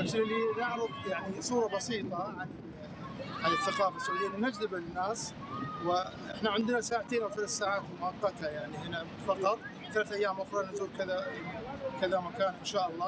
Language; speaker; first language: Arabic; native; Arabic